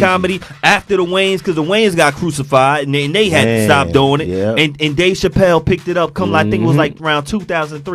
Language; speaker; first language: English; native; English